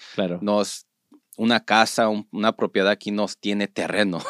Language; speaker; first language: Spanish; early bilingual, heritage; Spanish